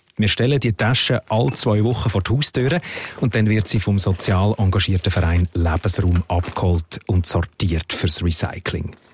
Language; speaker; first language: German; native; German